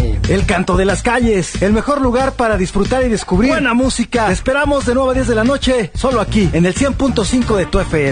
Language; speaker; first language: Spanish; native; Spanish